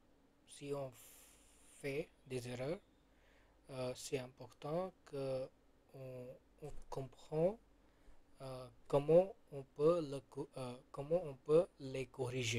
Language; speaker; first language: French; non-native, learner; Gujarati